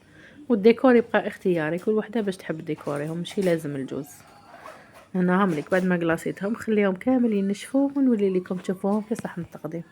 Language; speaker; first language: Arabic; native; Arabic